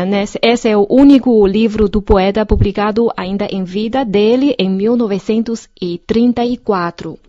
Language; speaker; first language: Portuguese; non-native, fluent; Chinese